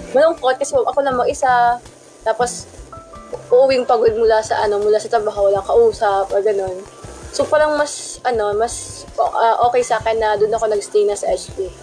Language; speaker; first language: Filipino; non-native, local second language; Waray